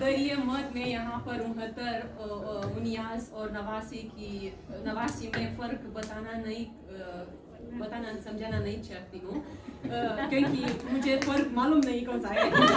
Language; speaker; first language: Hindi; non-native, learner; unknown